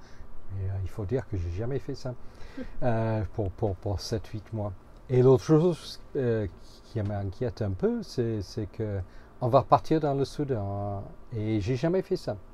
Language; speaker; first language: French; non-native, fluent; English